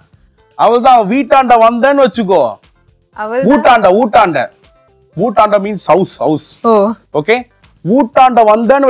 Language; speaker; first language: Tamil; native; Tamil